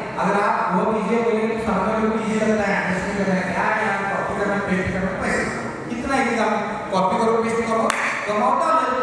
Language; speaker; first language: Hindi; non-native, local second language; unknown